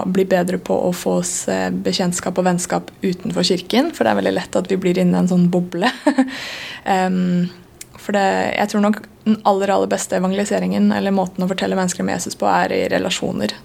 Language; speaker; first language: Norwegian; native; Norwegian